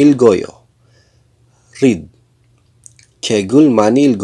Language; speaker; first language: Korean; non-native, learner; Filipino